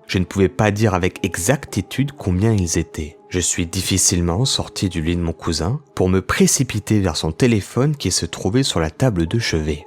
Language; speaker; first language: French; native; French